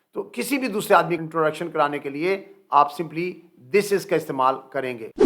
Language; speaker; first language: Urdu; native; Urdu